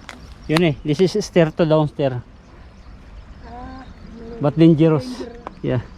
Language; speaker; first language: English; non-native, local second language; Filipino